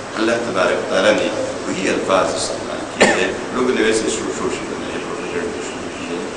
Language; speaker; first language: Urdu; non-native, local second language; Pashto